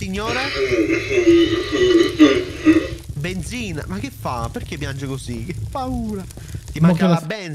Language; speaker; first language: Italian; native; Italian